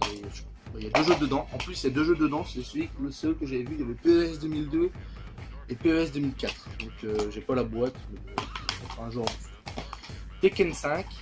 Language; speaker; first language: French; native; French